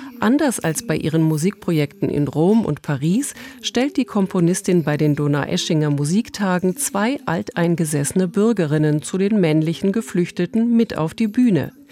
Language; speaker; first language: German; native; German